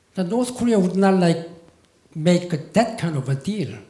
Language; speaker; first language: English; non-native, fluent; Korean